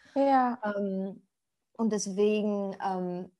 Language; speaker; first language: German; non-native, fluent; Spanish